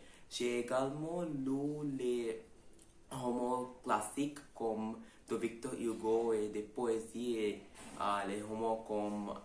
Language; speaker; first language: French; non-native, learner; Bangla